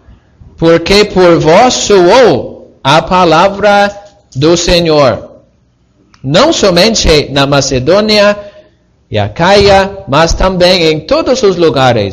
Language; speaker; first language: Portuguese; non-native, fluent; English